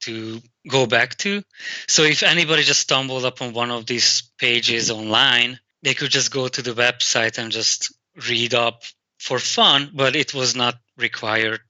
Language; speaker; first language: English; non-native, fluent; Hungarian